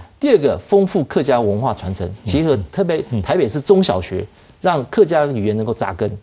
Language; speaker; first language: Chinese; native; Chinese